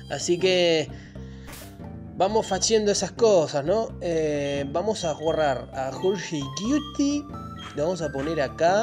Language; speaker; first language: Spanish; native; Spanish